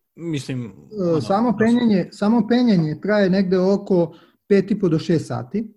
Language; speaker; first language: Serbian; native; Serbian